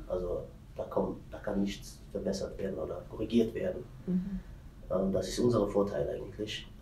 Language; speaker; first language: German; non-native, fluent; Tigrinya